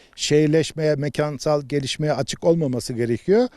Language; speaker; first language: Turkish; native; Turkish